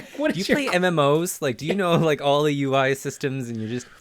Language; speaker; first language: English; native; English